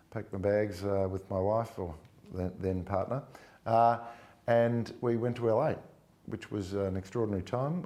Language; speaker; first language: English; native; English